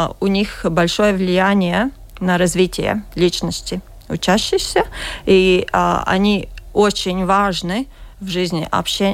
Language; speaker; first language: Russian; non-native, learner; Latvian